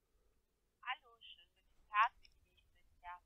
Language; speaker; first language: German; non-native, learner; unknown